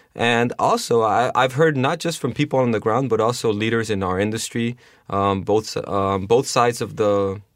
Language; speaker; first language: English; early bilingual, other home language; Spanish